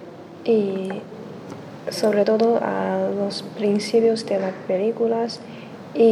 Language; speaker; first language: Spanish; non-native, learner; Chinese